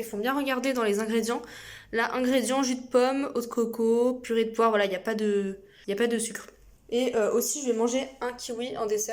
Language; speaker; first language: French; native; French